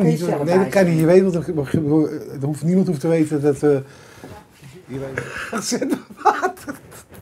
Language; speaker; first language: Dutch; native; Dutch